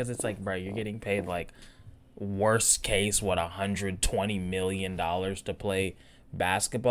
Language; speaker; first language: English; native; English